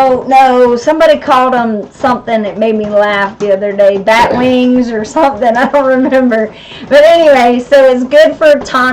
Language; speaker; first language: English; native; English